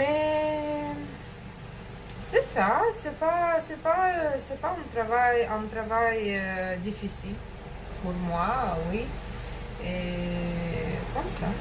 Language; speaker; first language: French; non-native, learner; Russian